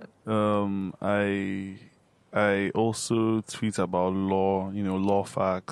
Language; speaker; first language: English; non-native, local second language; Yoruba